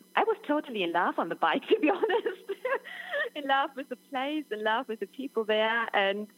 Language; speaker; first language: English; non-native, fluent; German